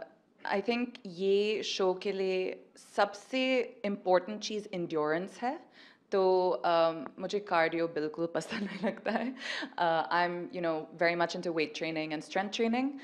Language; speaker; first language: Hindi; early bilingual, heritage; Hindi